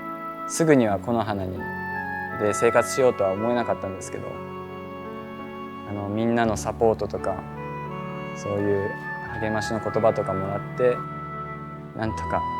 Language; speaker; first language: Japanese; native; Japanese